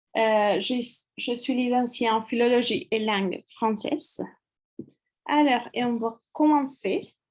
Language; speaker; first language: French; non-native, fluent; Spanish